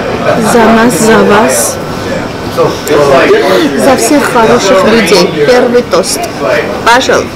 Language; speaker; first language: Russian; non-native, fluent; Armenian